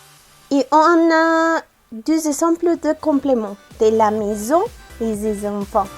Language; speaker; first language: French; non-native, learner; Spanish